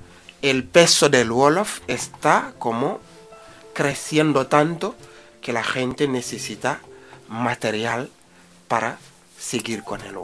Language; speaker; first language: Spanish; non-native, fluent; Wolof